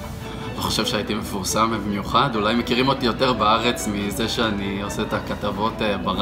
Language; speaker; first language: Hebrew; native; Hebrew